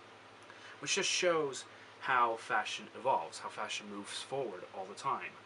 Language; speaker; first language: English; native; English